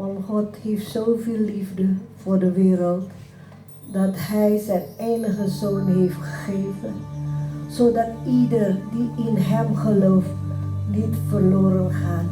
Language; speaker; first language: Dutch; non-native, learner; Indonesian